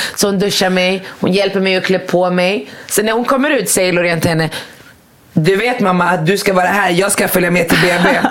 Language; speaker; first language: Swedish; early bilingual, other home language; Arabic